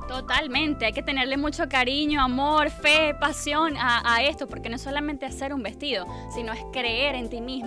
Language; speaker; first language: Spanish; native; Spanish